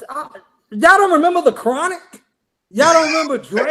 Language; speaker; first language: English; native; English